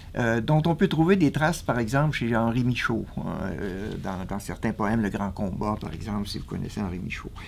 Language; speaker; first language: French; native; French